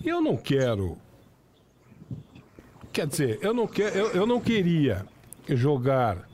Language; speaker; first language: Portuguese; native; Portuguese